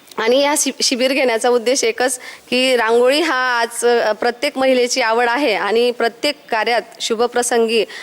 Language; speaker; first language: Marathi; native; Marathi